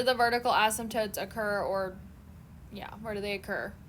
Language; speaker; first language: English; native; English